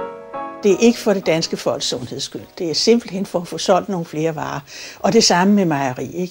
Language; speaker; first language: Danish; native; Danish